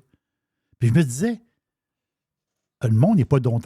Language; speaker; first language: French; native; French